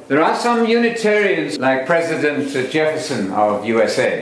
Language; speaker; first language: English; native; English